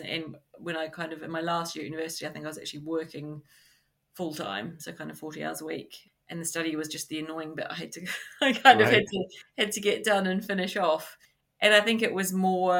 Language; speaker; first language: English; native; English